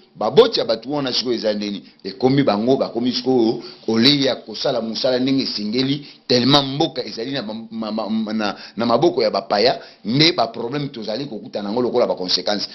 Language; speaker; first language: Lingala; native; Lingala